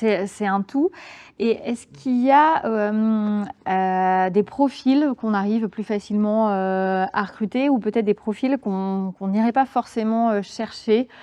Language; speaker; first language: French; native; French